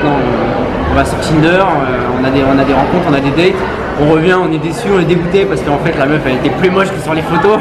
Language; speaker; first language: French; native; French